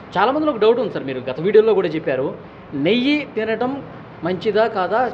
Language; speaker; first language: Telugu; native; Telugu